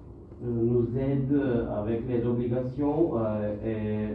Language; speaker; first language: French; non-native, learner; Bulgarian